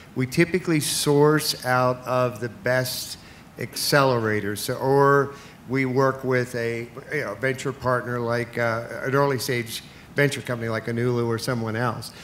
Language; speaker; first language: English; native; English